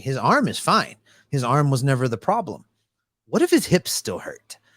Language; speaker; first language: English; native; English